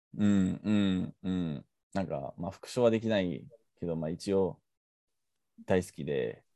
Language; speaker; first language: Japanese; non-native, fluent; English